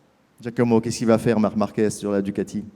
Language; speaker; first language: French; native; French